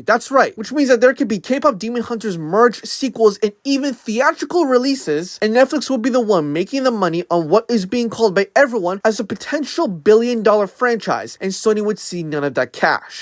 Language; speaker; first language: English; native; English